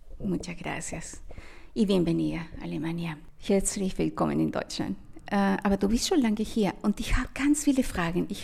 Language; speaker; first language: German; non-native, fluent; Spanish